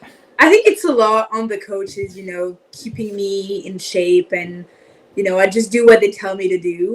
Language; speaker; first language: English; non-native, fluent; French